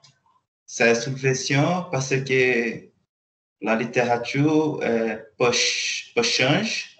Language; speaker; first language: French; non-native, learner; Portuguese